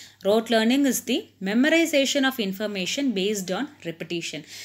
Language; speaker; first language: English; non-native, local second language; Tamil